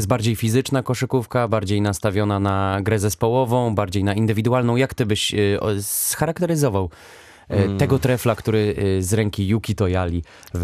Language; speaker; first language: Polish; native; Polish